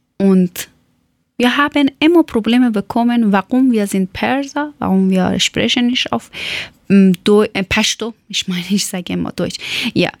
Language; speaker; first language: German; non-native, learner; Persian